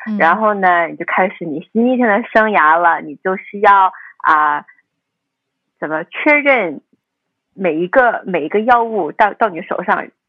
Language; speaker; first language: Chinese; early bilingual, heritage; Chinese